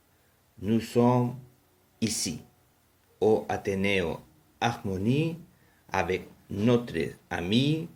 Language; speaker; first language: French; non-native, learner; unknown